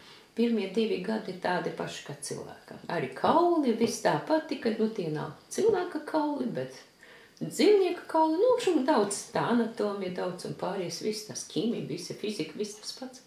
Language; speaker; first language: Latvian; early bilingual, heritage; Latvian